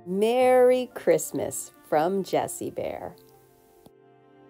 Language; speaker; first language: English; native; English